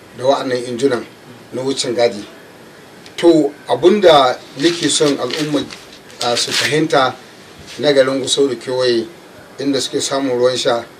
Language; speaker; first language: Hausa; native; Hausa